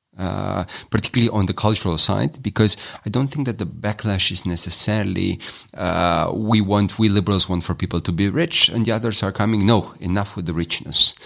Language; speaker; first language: English; non-native, fluent; Romanian